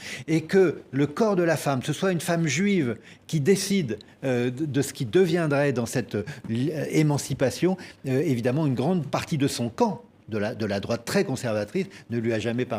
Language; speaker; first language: French; native; French